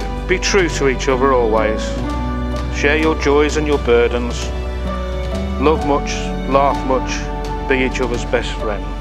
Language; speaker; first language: English; native; English